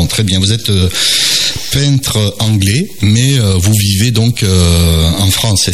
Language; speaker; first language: French; native; French